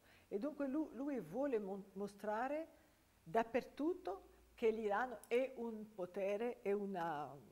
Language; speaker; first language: Italian; non-native, fluent; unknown